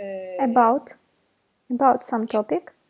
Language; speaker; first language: English; non-native, fluent; Russian